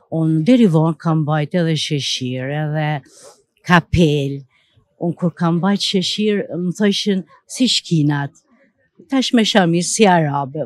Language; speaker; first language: Albanian; native; Albanian